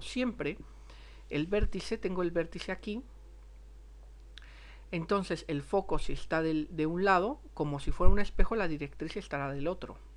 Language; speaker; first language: Spanish; native; Spanish